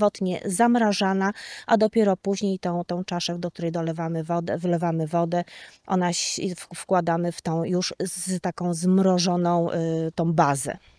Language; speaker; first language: Polish; native; Polish